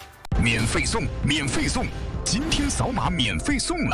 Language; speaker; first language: Chinese; native; Chinese